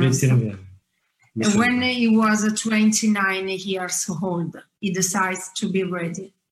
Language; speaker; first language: English; non-native, fluent; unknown